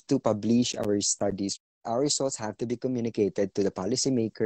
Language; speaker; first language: English; non-native, local second language; Cebuano